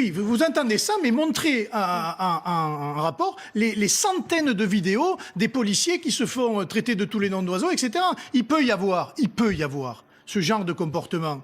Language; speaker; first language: French; native; French